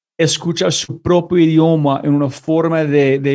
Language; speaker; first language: Spanish; non-native, fluent; English